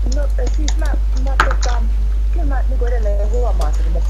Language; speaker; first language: Finnish; native; Finnish